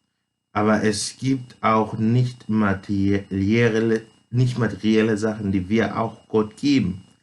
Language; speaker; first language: German; non-native, fluent; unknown